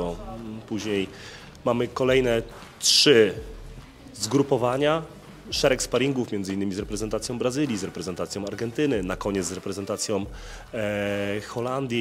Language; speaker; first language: Polish; native; Polish